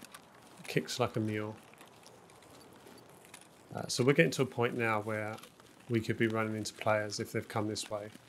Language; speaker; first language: English; native; English